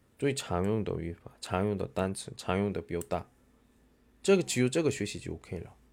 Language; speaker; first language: Chinese; non-native, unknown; Korean